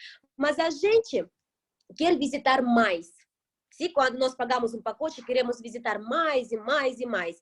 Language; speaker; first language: Portuguese; non-native, fluent; Russian